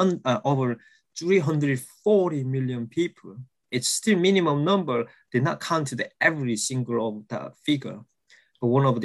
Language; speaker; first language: English; non-native, fluent; Korean